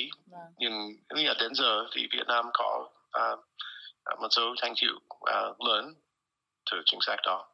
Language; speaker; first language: Vietnamese; non-native, fluent; English